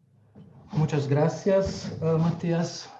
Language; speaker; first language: Spanish; non-native, fluent; Slovenian